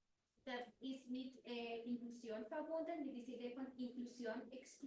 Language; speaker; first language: German; non-native, fluent; Spanish